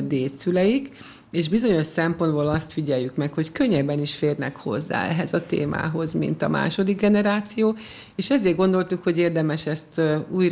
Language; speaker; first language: Hungarian; native; Hungarian